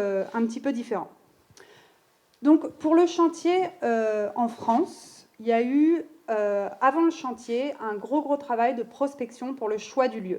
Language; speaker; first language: French; native; French